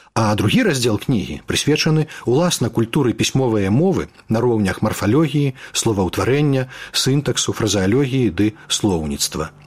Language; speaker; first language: Belarusian; native; Belarusian